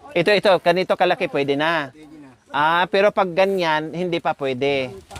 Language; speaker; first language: Filipino; non-native, local second language; Cebuano